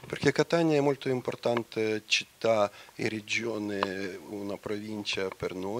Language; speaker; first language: Italian; non-native, fluent; Ukrainian